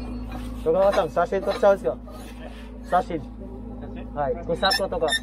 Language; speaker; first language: Japanese; non-native, learner; Cebuano